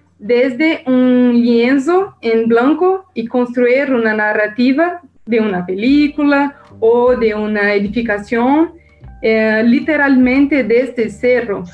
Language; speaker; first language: Spanish; non-native, learner; Portuguese